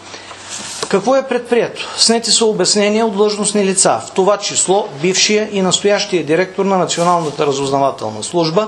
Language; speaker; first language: Bulgarian; native; Bulgarian